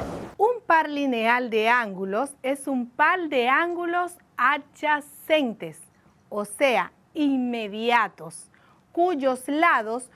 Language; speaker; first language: Spanish; native; Spanish